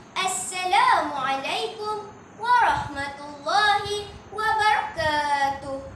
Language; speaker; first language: Arabic; non-native, learner; Malay